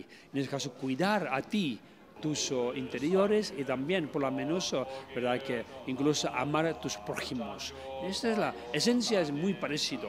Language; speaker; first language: Spanish; non-native, learner; Tibetan